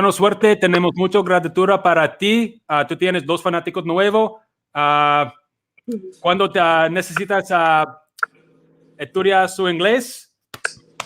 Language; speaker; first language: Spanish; non-native, learner; English